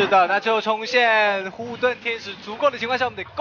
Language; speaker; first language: Chinese; native; Chinese